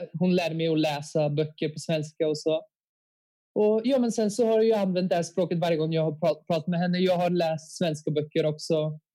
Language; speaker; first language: Swedish; early bilingual, heritage; Bulgarian